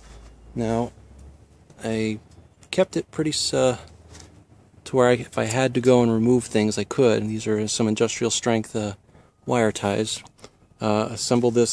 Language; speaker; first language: English; native; English